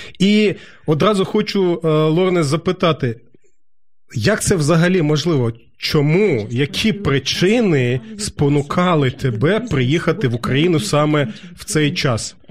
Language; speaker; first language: Ukrainian; native; Ukrainian